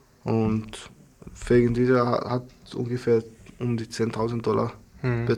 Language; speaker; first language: German; non-native, learner; Arabic